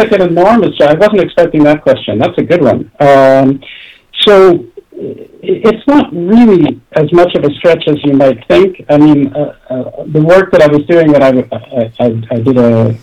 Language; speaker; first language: English; native; English